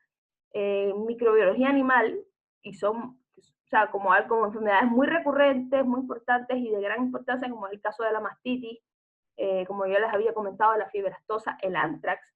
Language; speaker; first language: Spanish; native; Spanish